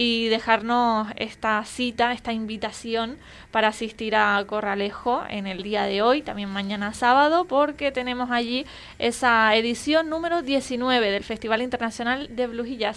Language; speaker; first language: Spanish; native; Spanish